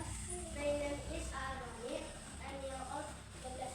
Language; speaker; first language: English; non-native, learner; Indonesian